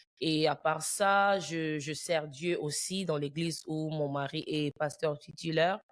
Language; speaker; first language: French; early bilingual, heritage; French